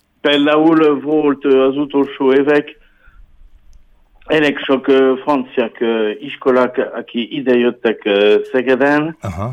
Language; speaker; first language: Hungarian; non-native, learner; French